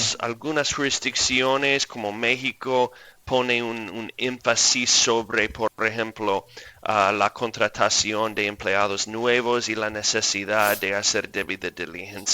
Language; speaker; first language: Spanish; non-native, fluent; English